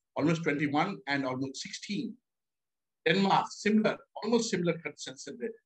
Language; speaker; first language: English; non-native, local second language; Hindi